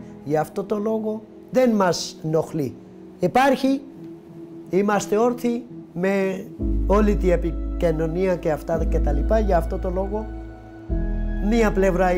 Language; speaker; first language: Greek; non-native, fluent; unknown